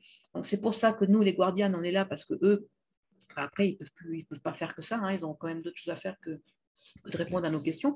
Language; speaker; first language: French; native; French